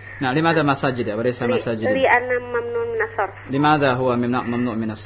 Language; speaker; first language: Arabic; non-native, fluent; Indonesian